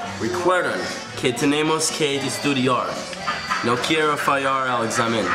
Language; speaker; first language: Spanish; non-native, learner; English